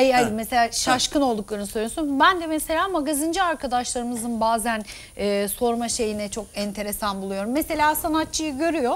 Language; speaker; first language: Turkish; native; Turkish